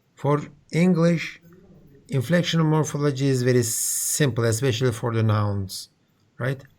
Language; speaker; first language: English; non-native, fluent; Turkish